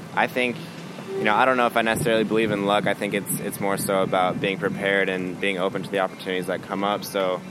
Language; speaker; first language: English; native; English